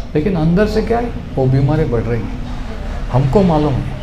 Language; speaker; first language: Hindi; non-native, local second language; Marathi